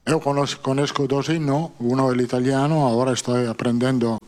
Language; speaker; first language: Portuguese; non-native, fluent; Italian